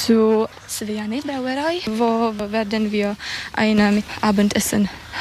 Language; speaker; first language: German; non-native, learner; Czech